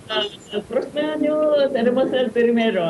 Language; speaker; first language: Spanish; non-native, learner; Japanese